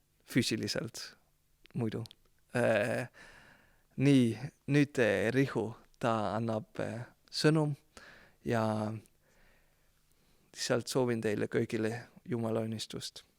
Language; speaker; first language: Estonian; non-native, fluent; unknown